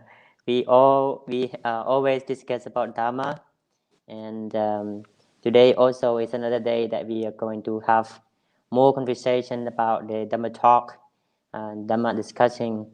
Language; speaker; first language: English; non-native, fluent; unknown